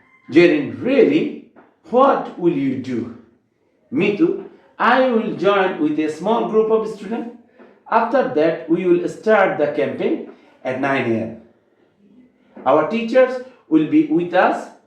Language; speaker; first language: English; non-native, local second language; Bangla